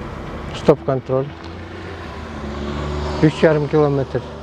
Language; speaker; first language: Russian; non-native, local second language; Kyrgyz